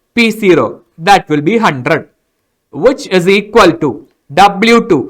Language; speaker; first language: English; non-native, local second language; Malayalam